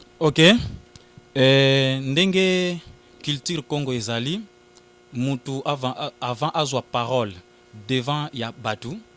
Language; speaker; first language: Lingala; non-native, local second language; Kongo